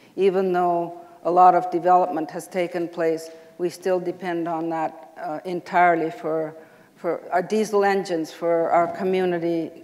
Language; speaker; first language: English; native; English